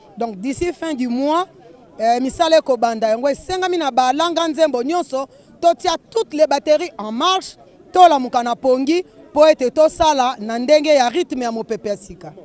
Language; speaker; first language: Lingala; non-native, local second language; Kongo